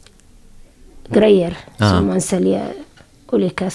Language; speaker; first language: Swedish; non-native, learner; Syriac